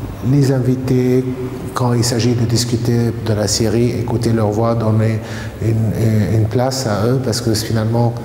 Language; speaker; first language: French; non-native, fluent; Arabic